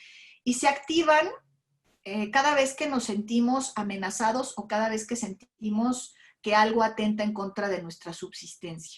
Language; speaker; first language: Spanish; native; Spanish